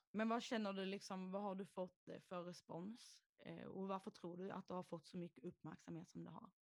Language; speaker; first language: Swedish; native; Swedish